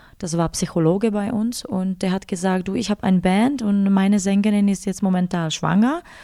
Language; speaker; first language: German; non-native, fluent; Czech